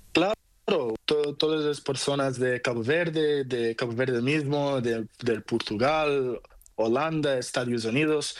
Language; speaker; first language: Spanish; non-native, learner; Portuguese